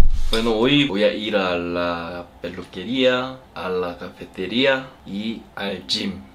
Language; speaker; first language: Spanish; non-native, learner; Korean